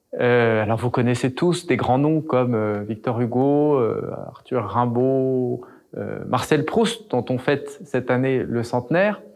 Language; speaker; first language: French; native; French